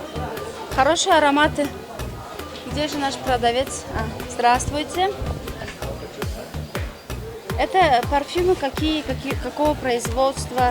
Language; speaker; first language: Russian; non-native, local second language; Tajik